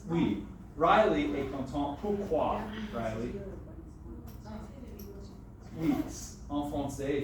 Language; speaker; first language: French; non-native, fluent; English